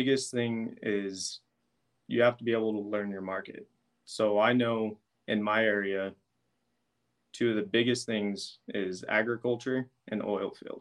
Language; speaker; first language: English; native; English